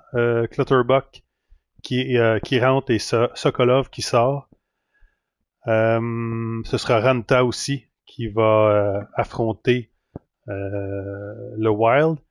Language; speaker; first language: French; native; French